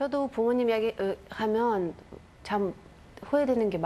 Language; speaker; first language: Korean; non-native, fluent; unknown